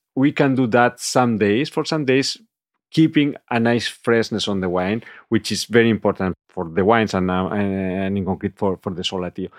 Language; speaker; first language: English; non-native, fluent; Catalan